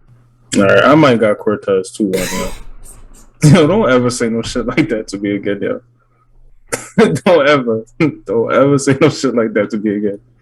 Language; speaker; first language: English; native; English